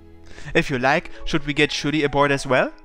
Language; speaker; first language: English; native; English